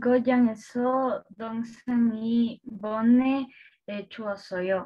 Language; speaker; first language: Korean; non-native, learner; Spanish